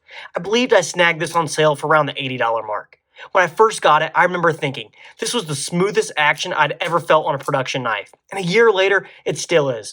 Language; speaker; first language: English; native; English